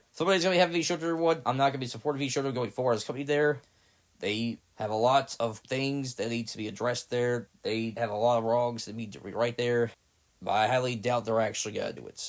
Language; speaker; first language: English; native; English